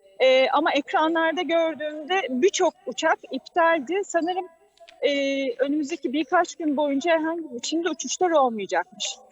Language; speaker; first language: Turkish; native; Turkish